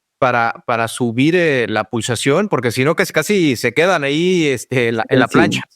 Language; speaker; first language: Spanish; native; Spanish